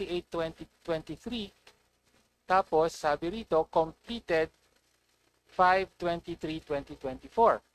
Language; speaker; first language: Filipino; native; Filipino